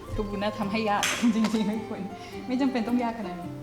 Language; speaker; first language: Thai; non-native, fluent; Portuguese